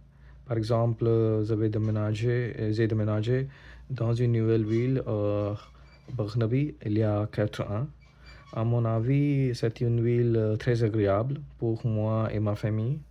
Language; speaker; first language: French; non-native, learner; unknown